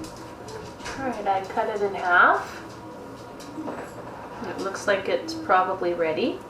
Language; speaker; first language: English; native; English